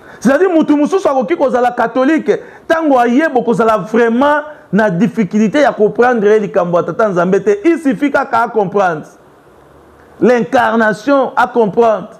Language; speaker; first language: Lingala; native; Lingala